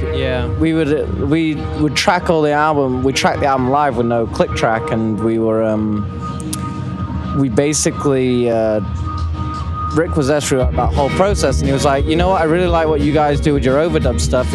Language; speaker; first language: English; native; English